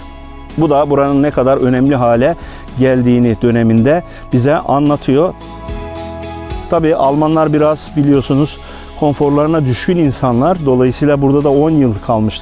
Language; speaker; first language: Turkish; native; Turkish